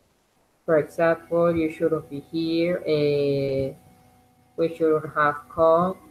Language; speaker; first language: English; non-native, learner; Spanish